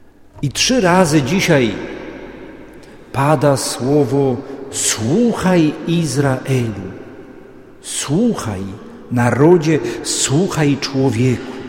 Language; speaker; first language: Polish; native; Polish